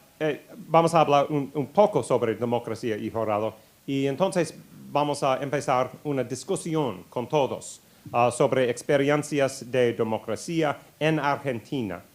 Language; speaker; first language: Spanish; non-native, learner; English